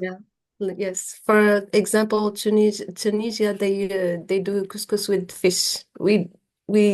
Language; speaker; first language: English; non-native, fluent; Arabic